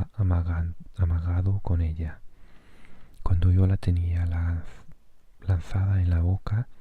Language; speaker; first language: Spanish; non-native, fluent; English